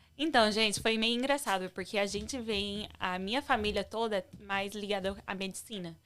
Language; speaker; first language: Portuguese; early bilingual, other home language; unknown